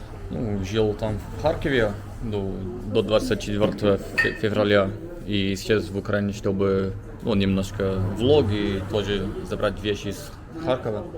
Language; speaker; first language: Russian; non-native, learner; English